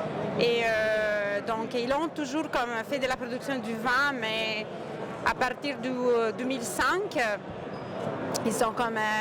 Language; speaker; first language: French; non-native, fluent; Italian